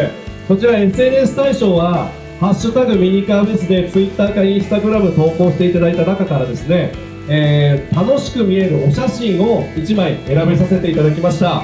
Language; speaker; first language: Japanese; native; Japanese